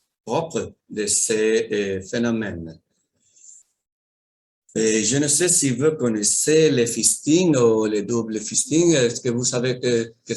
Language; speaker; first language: French; non-native, learner; Spanish